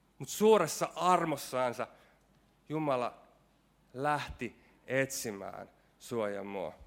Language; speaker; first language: Finnish; native; Finnish